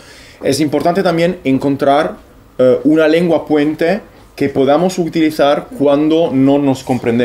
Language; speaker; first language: Spanish; non-native, fluent; Italian